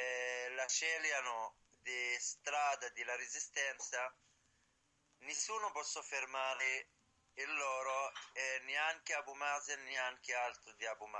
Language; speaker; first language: Italian; non-native, learner; Arabic